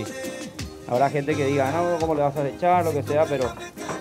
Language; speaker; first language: Spanish; native; Spanish